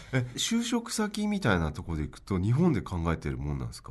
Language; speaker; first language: Japanese; native; Japanese